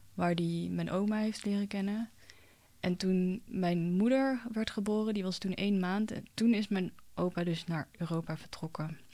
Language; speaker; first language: Dutch; early bilingual, other home language; Chinese